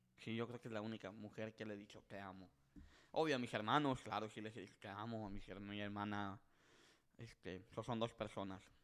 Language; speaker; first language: Spanish; early bilingual, heritage; Spanish